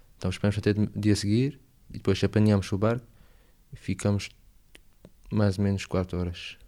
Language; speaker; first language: Portuguese; non-native, learner; Arabic